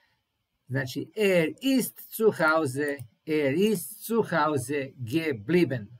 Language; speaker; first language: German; non-native, learner; Serbian